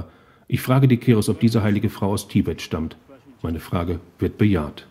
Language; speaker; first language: German; native; German